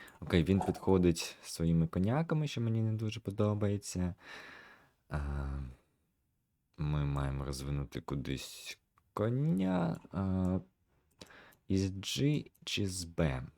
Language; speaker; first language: Ukrainian; native; Ukrainian